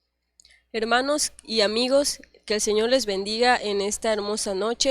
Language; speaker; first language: Spanish; native; Spanish